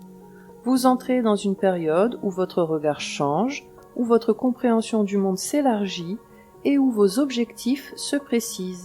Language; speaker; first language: French; native; French